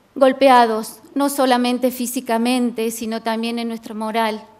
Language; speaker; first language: Spanish; native; Spanish